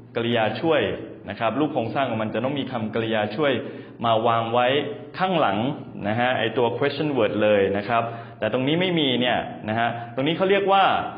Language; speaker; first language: Thai; native; Thai